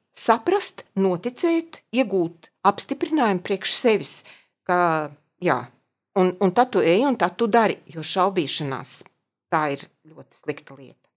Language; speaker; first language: Latvian; native; Latvian